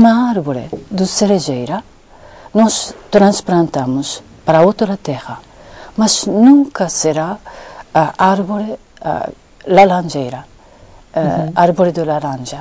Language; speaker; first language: Portuguese; non-native, fluent; Japanese